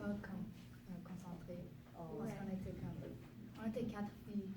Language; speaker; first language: French; non-native, local second language; English